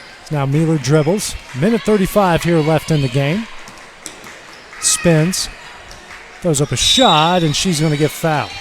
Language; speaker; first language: English; native; English